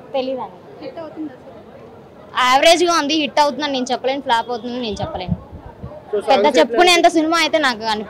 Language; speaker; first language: Telugu; native; Telugu